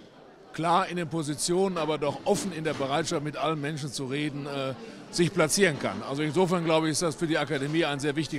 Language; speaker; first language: German; native; German